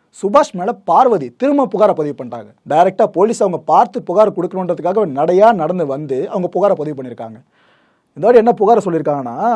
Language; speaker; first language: Tamil; native; Tamil